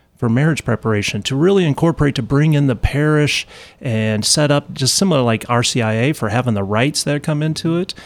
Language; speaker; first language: English; native; English